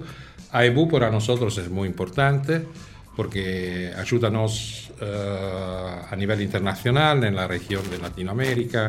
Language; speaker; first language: Spanish; non-native, fluent; Italian